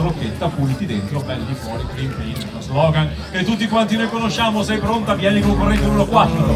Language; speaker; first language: Italian; native; Italian